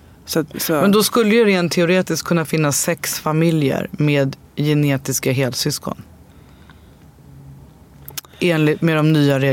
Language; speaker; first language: Swedish; native; Swedish